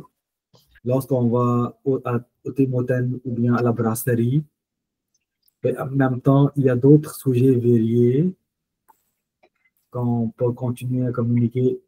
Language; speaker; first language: French; non-native, fluent; Punjabi